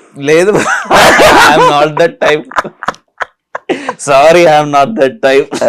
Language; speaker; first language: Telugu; non-native, learner; Hindi